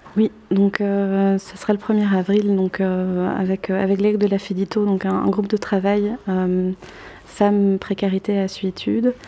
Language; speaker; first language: French; native; French